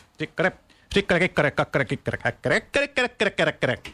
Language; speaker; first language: Swedish; non-native, learner; Finnish